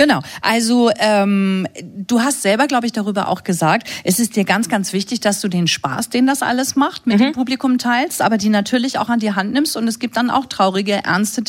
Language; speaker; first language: German; native; German